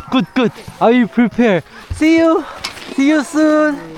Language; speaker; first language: English; non-native, learner; Korean